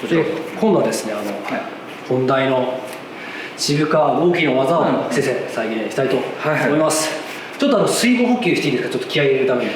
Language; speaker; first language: Japanese; native; Japanese